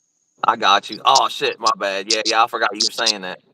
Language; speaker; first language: English; native; English